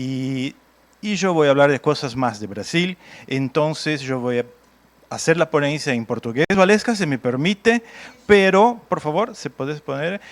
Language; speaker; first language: Spanish; non-native, fluent; Portuguese